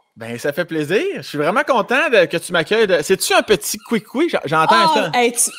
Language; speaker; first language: French; native; French